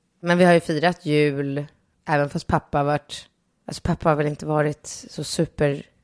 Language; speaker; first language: Swedish; early bilingual, other home language; Polish